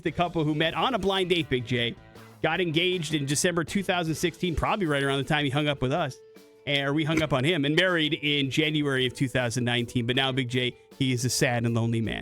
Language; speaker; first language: English; native; English